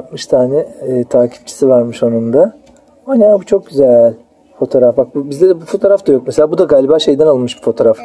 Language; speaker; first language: Turkish; native; Turkish